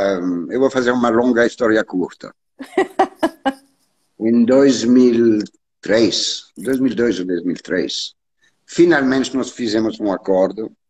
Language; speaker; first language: Portuguese; non-native, learner; French